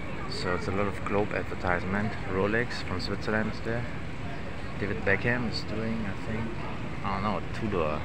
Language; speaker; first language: English; non-native, fluent; German